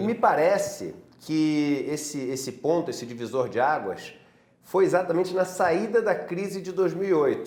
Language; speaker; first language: Portuguese; native; Portuguese